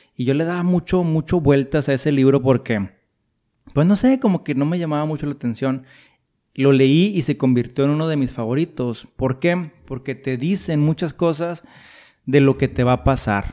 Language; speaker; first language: Spanish; native; Spanish